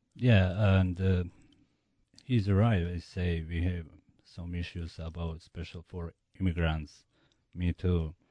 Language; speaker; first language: English; non-native, learner; Bosnian